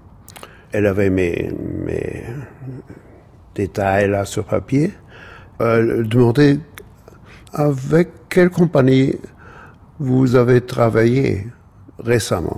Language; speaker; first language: French; non-native, fluent; German